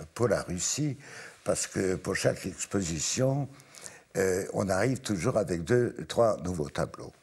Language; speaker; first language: French; non-native, fluent; Hungarian